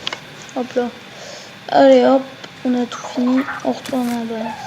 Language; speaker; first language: French; native; French